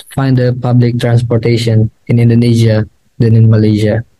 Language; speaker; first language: English; non-native, learner; Indonesian